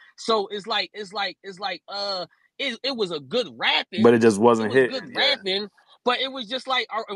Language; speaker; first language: English; native; English